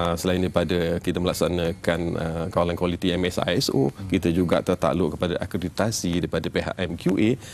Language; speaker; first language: Malay; native; Malay